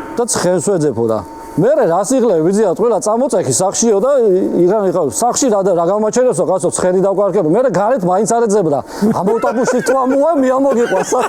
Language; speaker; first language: Georgian; native; Georgian